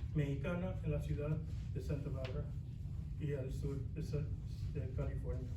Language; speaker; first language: Spanish; early bilingual, other home language; English